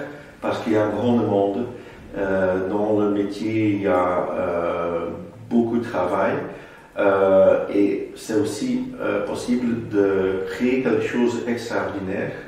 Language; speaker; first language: French; non-native, local second language; Dutch